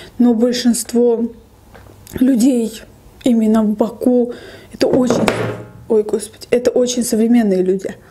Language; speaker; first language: Russian; non-native, local second language; Lezghian